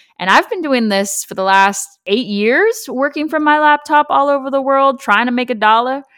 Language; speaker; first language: English; native; English